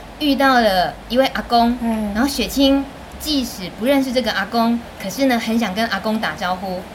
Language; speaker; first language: Chinese; native; Chinese